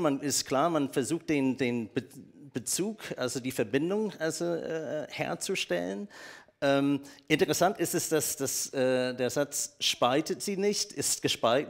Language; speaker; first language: German; non-native, fluent; English